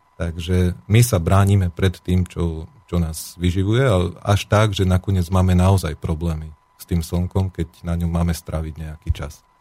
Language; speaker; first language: Slovak; native; Slovak